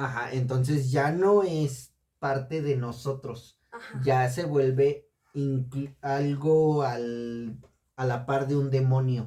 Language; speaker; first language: Spanish; native; Spanish